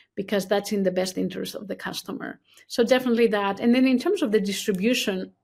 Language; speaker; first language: English; non-native, fluent; Greek